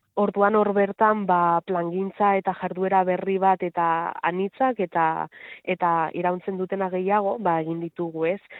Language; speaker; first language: Basque; non-native, local second language; Spanish